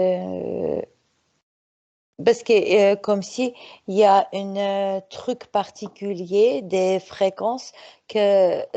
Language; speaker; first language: French; non-native, fluent; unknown